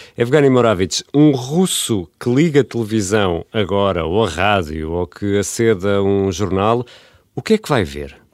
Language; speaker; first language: Portuguese; native; Portuguese